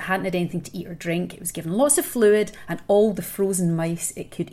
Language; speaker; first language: English; native; English